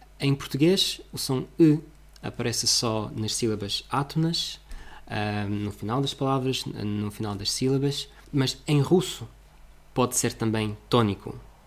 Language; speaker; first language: Portuguese; non-native, fluent; Russian